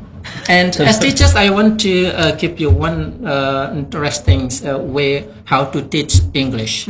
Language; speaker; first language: English; non-native, fluent; Indonesian